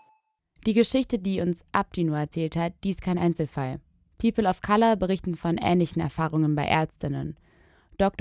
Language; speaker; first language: German; native; German